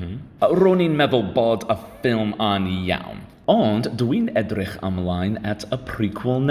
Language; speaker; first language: Welsh; non-native, learner; English